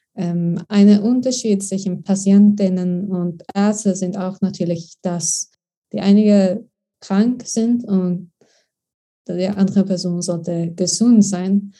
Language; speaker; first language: German; non-native, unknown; Swedish